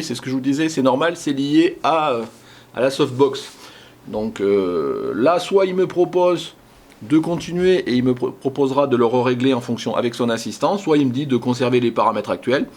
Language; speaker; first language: French; native; French